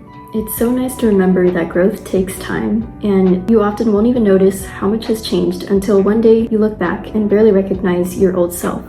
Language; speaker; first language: English; native; English